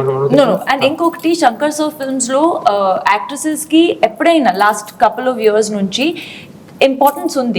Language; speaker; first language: Telugu; non-native, local second language; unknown